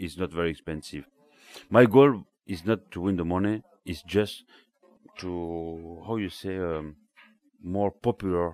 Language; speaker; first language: English; non-native, learner; French